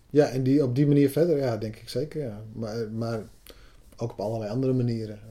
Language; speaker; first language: Dutch; non-native, local second language; Western Frisian